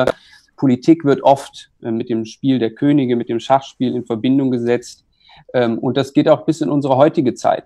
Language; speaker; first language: German; native; German